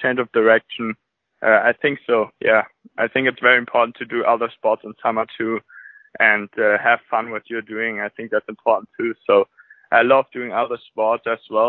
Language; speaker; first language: English; non-native, fluent; German